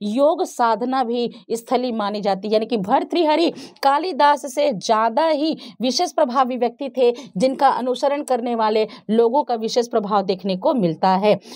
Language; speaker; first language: Hindi; native; Hindi